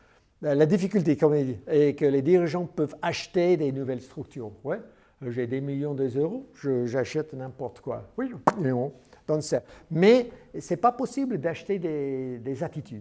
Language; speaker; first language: French; non-native, learner; English